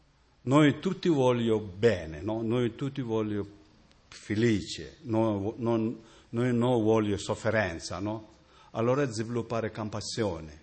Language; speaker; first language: Italian; non-native, learner; Tibetan